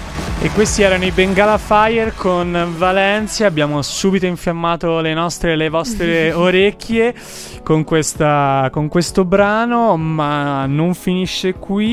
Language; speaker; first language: Italian; native; Italian